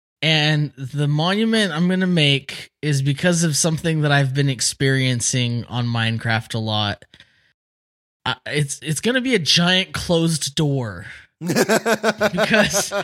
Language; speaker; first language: English; native; English